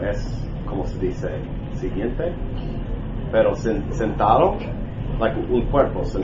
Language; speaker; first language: Spanish; non-native, learner; English